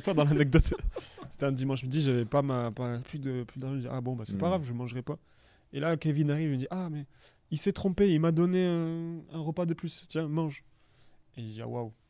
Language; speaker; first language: French; native; French